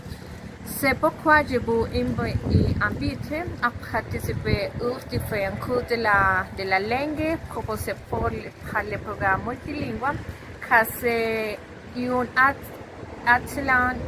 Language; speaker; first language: French; non-native, learner; Spanish